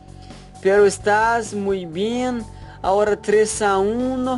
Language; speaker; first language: Portuguese; non-native, learner; Spanish